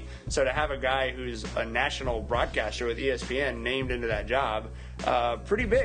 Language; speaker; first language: English; native; English